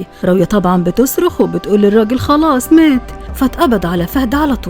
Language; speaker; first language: Arabic; native; Arabic